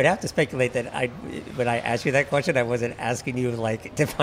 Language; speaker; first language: English; native; English